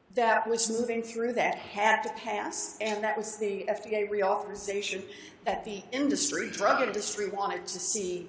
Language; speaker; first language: English; native; English